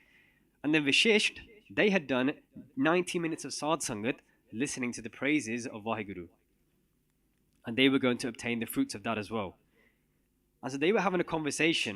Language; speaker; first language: English; non-native, local second language; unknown